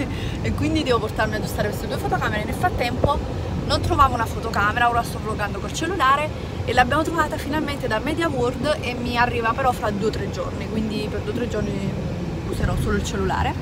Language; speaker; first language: Italian; native; Italian